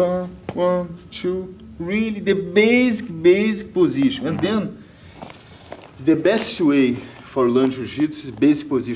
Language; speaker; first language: English; non-native, learner; Portuguese